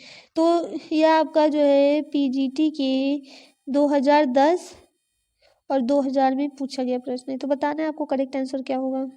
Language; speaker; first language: Hindi; native; Hindi